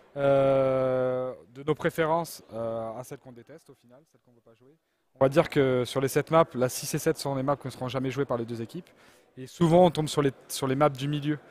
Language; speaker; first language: French; native; French